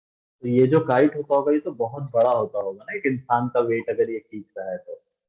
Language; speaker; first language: Hindi; native; Hindi